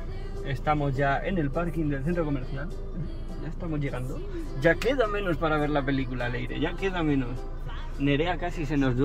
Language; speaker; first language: Spanish; native; Spanish